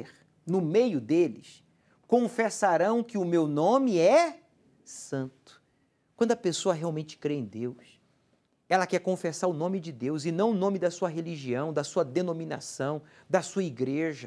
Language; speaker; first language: Portuguese; native; Portuguese